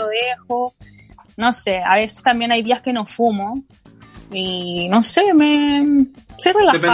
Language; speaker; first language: Spanish; native; Spanish